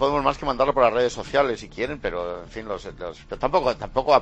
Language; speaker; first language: Spanish; native; Spanish